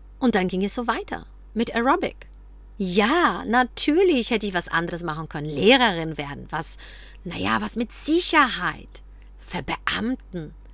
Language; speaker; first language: German; early bilingual, other home language; Polish